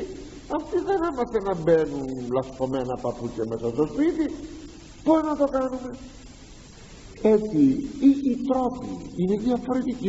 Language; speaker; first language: Greek; native; Greek